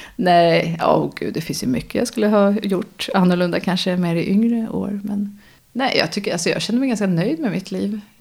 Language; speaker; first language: Swedish; native; Swedish